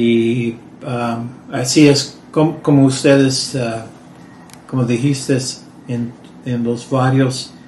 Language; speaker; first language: Spanish; early bilingual, heritage; Spanish